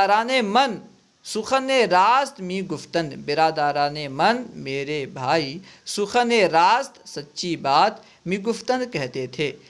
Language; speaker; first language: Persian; non-native, fluent; Urdu